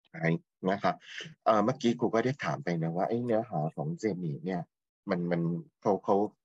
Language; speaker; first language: Japanese; non-native, fluent; Thai